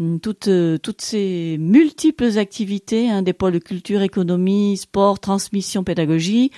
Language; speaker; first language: French; native; French